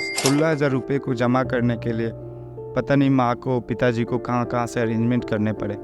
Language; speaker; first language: Hindi; native; Hindi